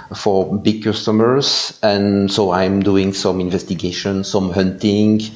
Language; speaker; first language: English; non-native, fluent; French